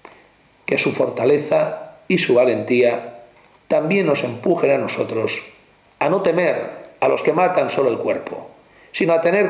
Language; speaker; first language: Spanish; native; Spanish